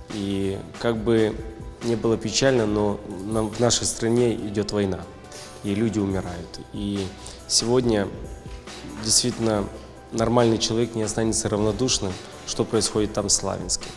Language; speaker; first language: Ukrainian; non-native, local second language; Russian